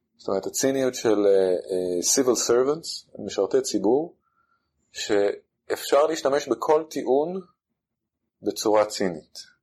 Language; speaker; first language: Hebrew; native; Hebrew